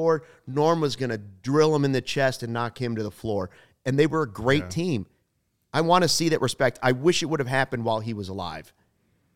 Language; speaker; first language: English; native; English